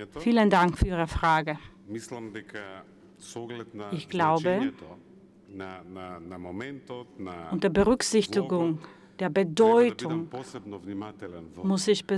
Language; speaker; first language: German; non-native, fluent; Macedonian